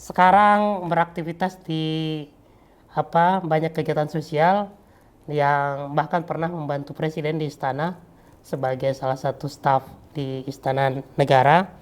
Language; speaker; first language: Malay; native; Malay